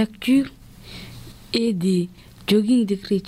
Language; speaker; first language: French; early bilingual, other home language; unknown